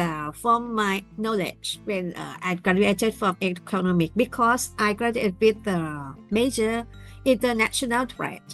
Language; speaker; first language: English; non-native, learner; Thai